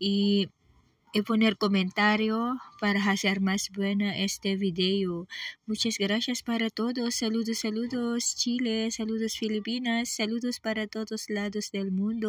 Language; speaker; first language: Spanish; non-native, learner; Filipino